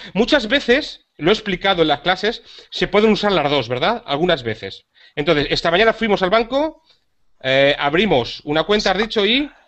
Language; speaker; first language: Spanish; native; Spanish